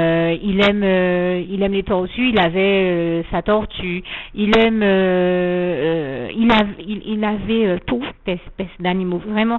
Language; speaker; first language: French; native; French